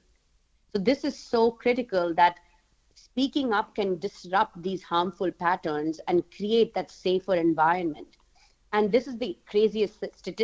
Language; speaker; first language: English; non-native, local second language; Hindi